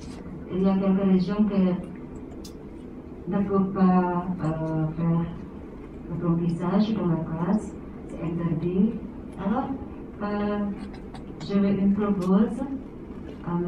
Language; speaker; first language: French; non-native, learner; Indonesian